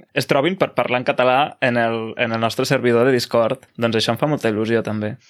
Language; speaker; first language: Catalan; native; Catalan